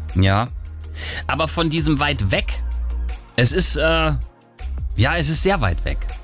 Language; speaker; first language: German; native; German